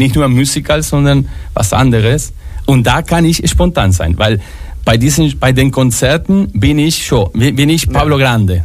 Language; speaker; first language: German; non-native, fluent; Spanish